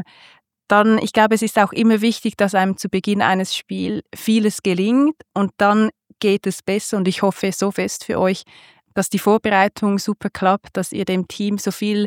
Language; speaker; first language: German; native; German